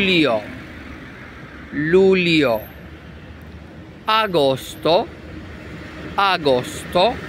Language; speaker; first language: Italian; non-native, fluent; Arabic